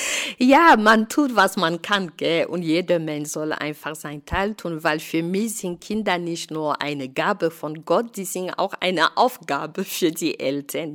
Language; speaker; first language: German; non-native, fluent; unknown